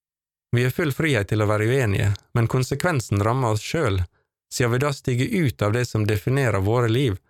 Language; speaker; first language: Norwegian; native; Norwegian